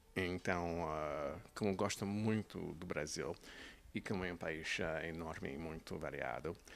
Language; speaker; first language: Portuguese; non-native, fluent; English